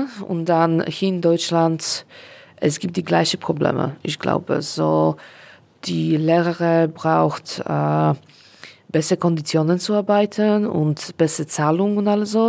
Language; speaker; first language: German; non-native, learner; Polish